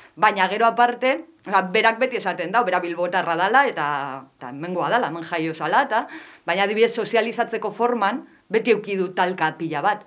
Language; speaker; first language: Basque; non-native, local second language; Spanish